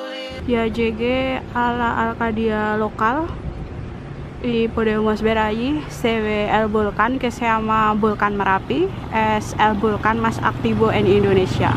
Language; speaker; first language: Spanish; non-native, learner; Indonesian